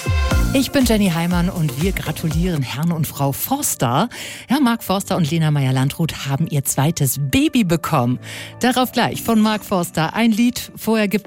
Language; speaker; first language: German; native; German